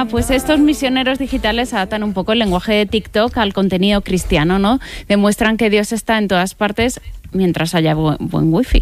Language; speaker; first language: Spanish; native; Spanish